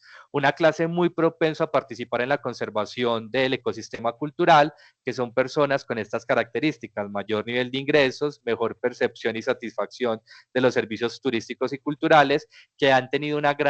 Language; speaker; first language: Spanish; native; Spanish